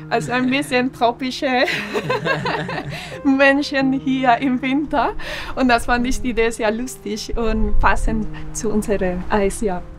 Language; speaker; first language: German; non-native, fluent; Spanish